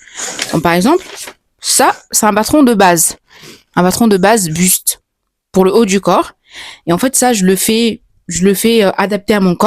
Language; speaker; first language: French; native; French